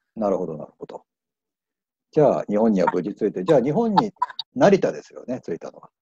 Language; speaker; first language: Japanese; native; Japanese